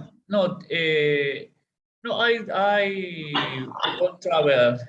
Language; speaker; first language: English; non-native, learner; Spanish